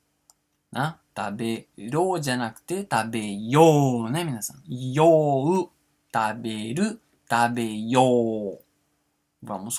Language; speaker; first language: Japanese; non-native, fluent; Portuguese